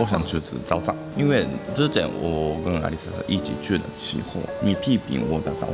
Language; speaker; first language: Chinese; non-native, fluent; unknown